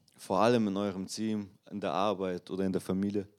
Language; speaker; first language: German; non-native, learner; Russian